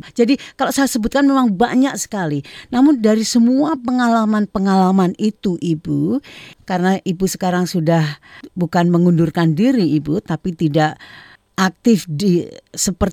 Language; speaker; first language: Indonesian; native; Indonesian